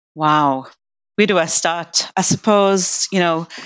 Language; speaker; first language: English; native; English